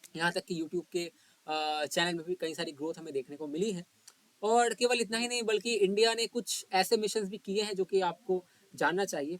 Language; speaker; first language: Hindi; non-native, local second language; Bangla